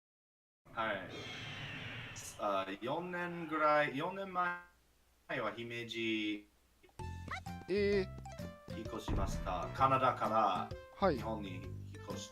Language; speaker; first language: Japanese; non-native, learner; English